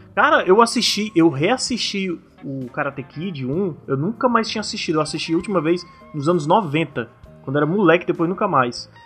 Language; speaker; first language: Portuguese; native; Portuguese